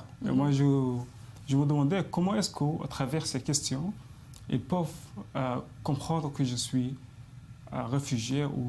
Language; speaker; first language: French; non-native, fluent; Arabic